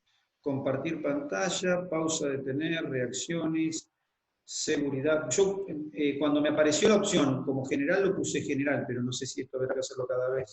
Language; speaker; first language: Spanish; native; Spanish